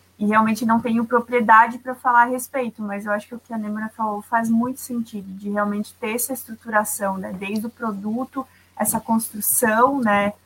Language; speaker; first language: Portuguese; native; Portuguese